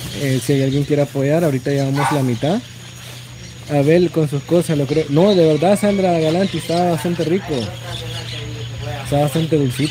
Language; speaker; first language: Spanish; native; Spanish